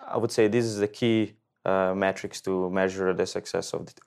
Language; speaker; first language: English; non-native, fluent; Italian